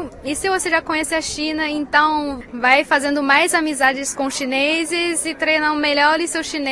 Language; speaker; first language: Portuguese; non-native, fluent; Chinese